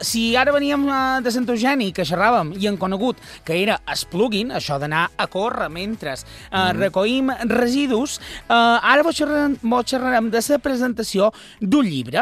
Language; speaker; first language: Catalan; native; Catalan